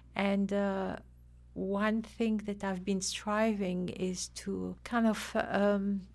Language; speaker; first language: English; non-native, fluent; Arabic